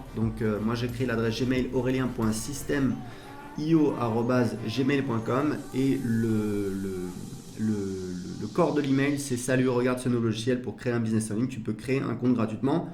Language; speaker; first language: French; native; French